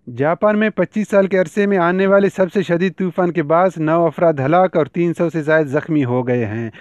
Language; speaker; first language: Urdu; non-native, local second language; Baluchi